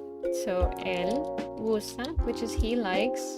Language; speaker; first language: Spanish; non-native, learner; English